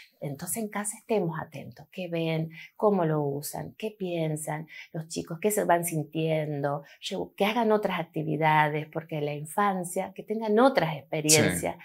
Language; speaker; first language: Spanish; native; Spanish